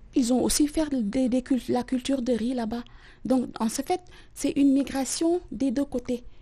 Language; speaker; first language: French; non-native, local second language; Wolof